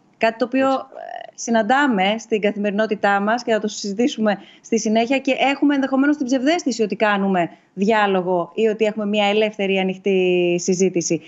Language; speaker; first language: Greek; native; Greek